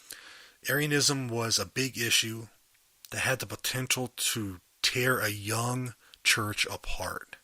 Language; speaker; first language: English; native; English